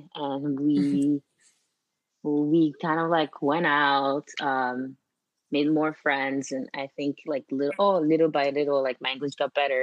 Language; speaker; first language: English; non-native, fluent; French